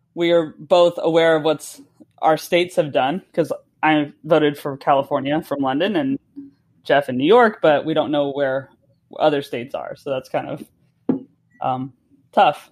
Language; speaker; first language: English; native; English